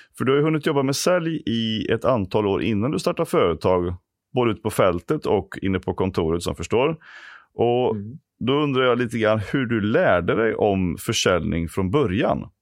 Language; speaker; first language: Swedish; native; Swedish